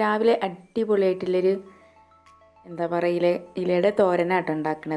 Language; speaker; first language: Malayalam; native; Malayalam